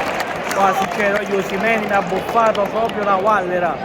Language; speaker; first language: Italian; native; Italian